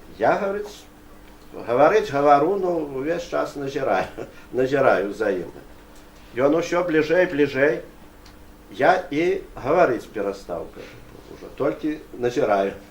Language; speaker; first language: Belarusian; native; Belarusian